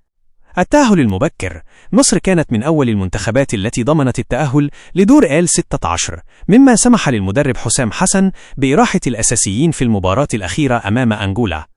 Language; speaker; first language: Arabic; native; Arabic